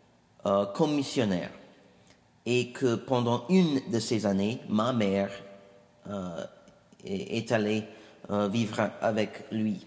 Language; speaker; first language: French; non-native, fluent; English